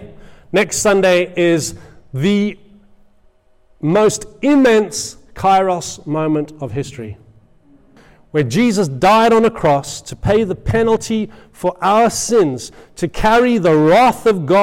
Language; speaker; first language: English; native; English